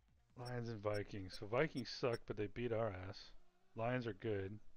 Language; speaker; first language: English; native; English